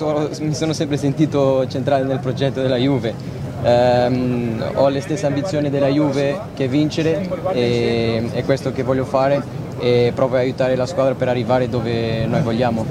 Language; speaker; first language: Italian; non-native, fluent; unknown